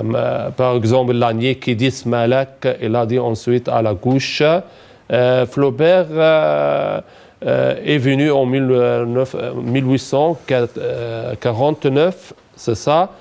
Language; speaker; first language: French; non-native, fluent; Arabic